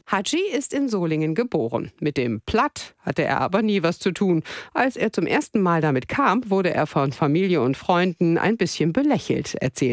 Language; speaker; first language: German; native; German